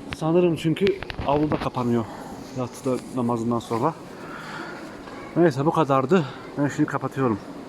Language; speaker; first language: Turkish; native; Turkish